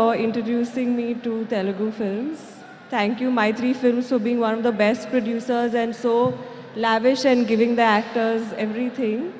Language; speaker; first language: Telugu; non-native, learner; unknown